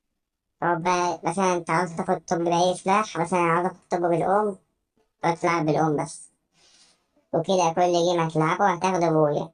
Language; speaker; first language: Arabic; native; Arabic